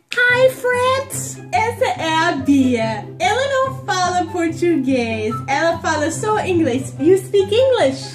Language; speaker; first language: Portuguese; non-native, fluent; English